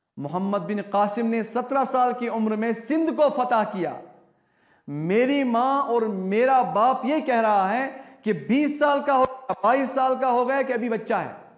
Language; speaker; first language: Hindi; non-native, local second language; Kashmiri